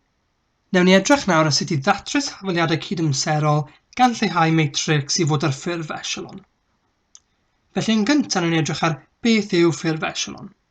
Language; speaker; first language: Welsh; native; Welsh